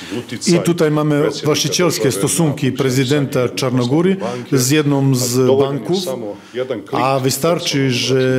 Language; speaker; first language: Polish; non-native, fluent; Serbian